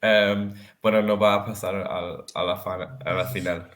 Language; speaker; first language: Spanish; non-native, fluent; Serbian